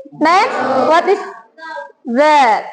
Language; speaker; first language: English; non-native, learner; Indonesian